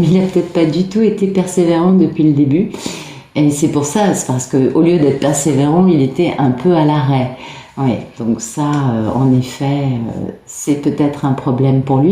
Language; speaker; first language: French; native; French